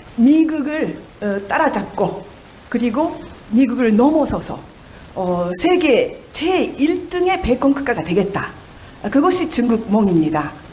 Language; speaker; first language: Korean; non-native, fluent; Japanese